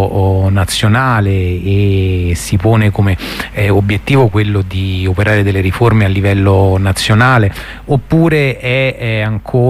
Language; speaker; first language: Italian; native; Italian